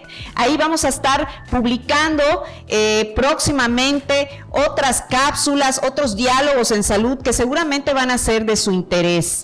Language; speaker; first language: Spanish; native; Spanish